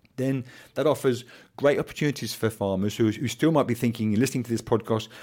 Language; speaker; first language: English; native; English